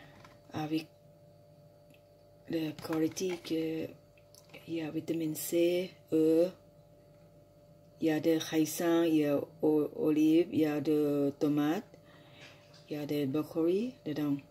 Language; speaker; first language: French; non-native, learner; Thai